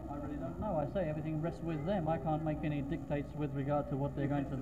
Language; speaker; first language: English; native; English